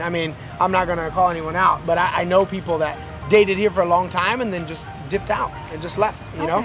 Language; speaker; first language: English; native; English